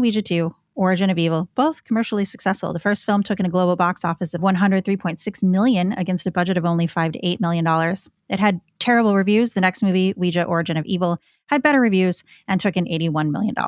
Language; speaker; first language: English; native; English